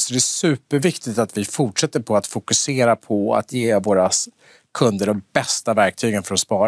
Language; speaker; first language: Swedish; native; Swedish